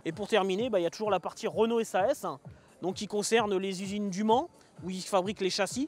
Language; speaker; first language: French; native; French